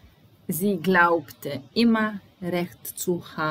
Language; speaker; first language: German; non-native, fluent; Serbian